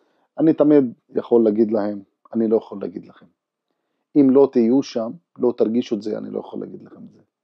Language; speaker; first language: Hebrew; non-native, local second language; Arabic